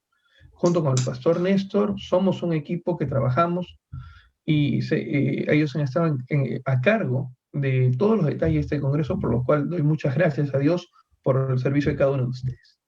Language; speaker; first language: Spanish; native; Spanish